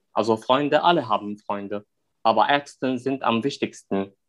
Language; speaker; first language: German; non-native, learner; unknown